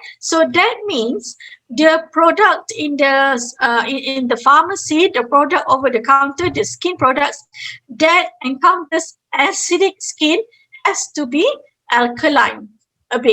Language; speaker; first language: English; non-native, fluent; Malay